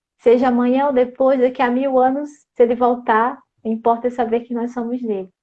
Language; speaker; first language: Portuguese; native; Portuguese